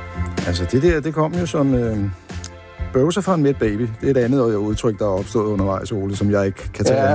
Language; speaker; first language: Danish; native; Danish